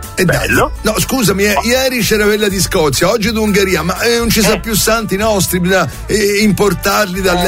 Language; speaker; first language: Italian; native; Italian